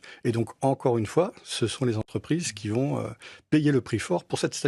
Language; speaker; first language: French; native; French